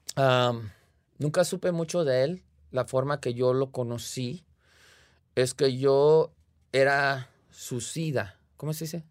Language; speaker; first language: Spanish; early bilingual, heritage; Spanish